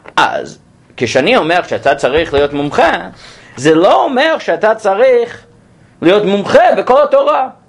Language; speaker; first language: Hebrew; non-native, fluent; English